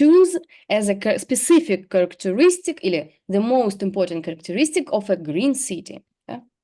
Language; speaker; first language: English; non-native, fluent; Russian